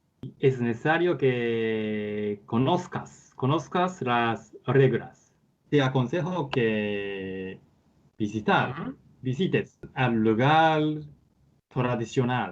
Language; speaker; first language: Spanish; non-native, learner; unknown